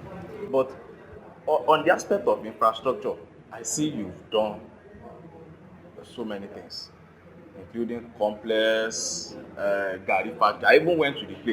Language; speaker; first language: English; non-native, local second language; Yoruba